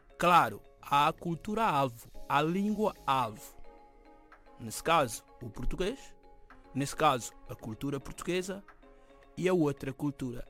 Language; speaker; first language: Portuguese; non-native, local second language; Upper Guinea Crioulo